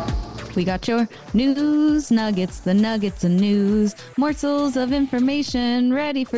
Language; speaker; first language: English; native; English